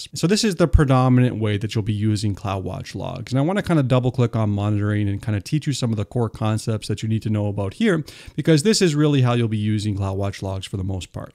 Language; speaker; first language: English; native; English